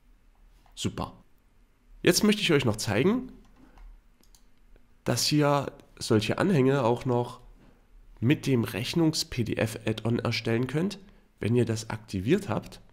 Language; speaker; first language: German; native; German